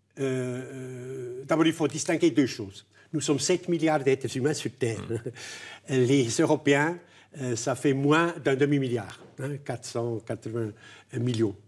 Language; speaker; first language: French; non-native, local second language; German